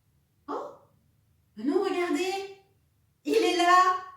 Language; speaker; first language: French; native; French